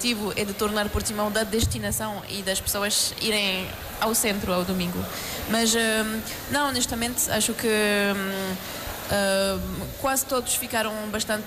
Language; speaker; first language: Portuguese; non-native, fluent; French